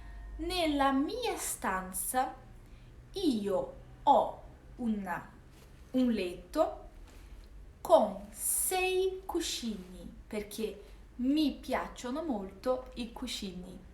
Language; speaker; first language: Italian; non-native, fluent; Portuguese